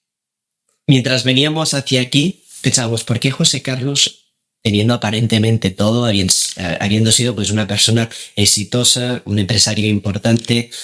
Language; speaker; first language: Spanish; native; Spanish